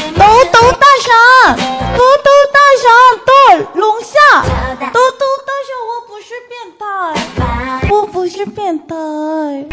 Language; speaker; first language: Chinese; non-native, learner; Korean